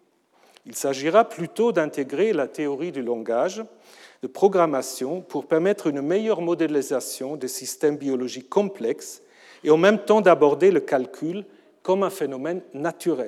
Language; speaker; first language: French; non-native, fluent; German